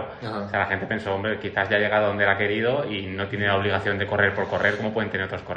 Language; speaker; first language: Spanish; native; Spanish